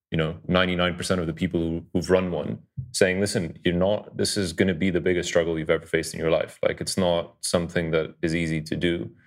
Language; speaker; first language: English; early bilingual, other home language; Dutch